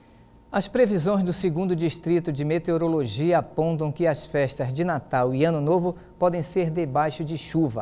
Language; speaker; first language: Portuguese; native; Portuguese